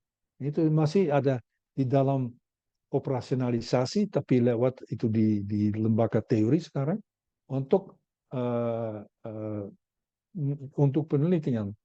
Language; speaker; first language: Indonesian; non-native, learner; Dutch